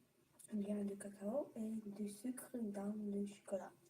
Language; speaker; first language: French; non-native, learner; Russian